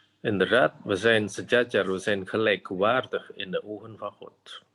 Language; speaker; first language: Dutch; non-native, fluent; Indonesian